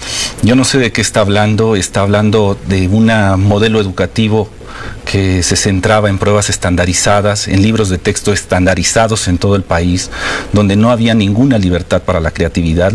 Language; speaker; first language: Spanish; native; Spanish